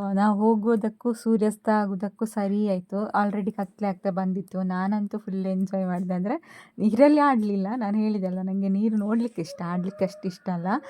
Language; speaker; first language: Kannada; native; Kannada